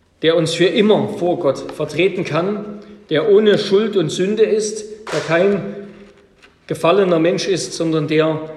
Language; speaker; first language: German; native; German